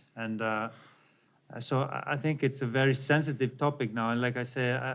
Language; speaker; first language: English; non-native, fluent; Icelandic